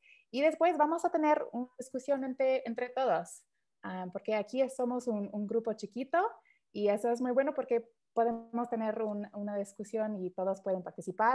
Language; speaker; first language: Spanish; early bilingual, heritage; Spanish